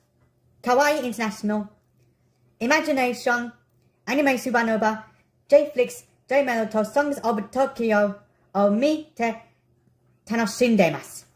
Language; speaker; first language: Japanese; non-native, learner; English